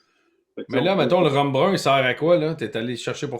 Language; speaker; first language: French; native; French